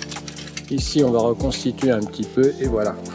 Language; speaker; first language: French; native; French